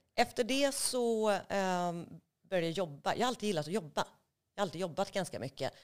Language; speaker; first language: Swedish; native; Swedish